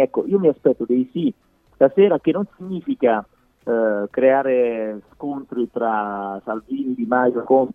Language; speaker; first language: Italian; native; Italian